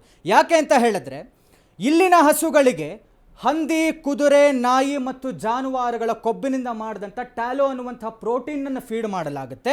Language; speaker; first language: Kannada; native; Kannada